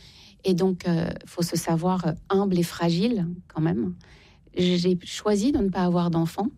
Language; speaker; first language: French; native; French